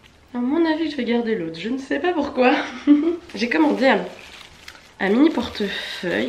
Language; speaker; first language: French; native; French